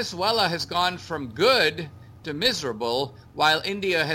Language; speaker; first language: English; non-native, local second language; Konkani